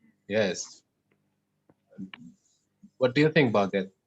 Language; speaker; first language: English; non-native, learner; Indonesian